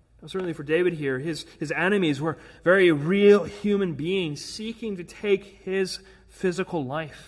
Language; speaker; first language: English; native; English